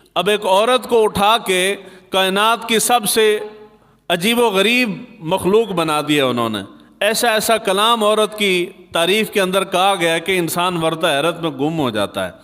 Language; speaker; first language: Urdu; non-native, local second language; Punjabi